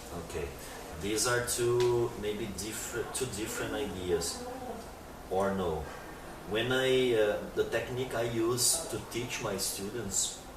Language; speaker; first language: English; non-native, fluent; Portuguese